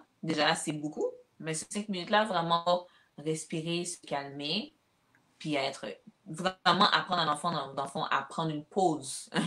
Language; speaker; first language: French; native; French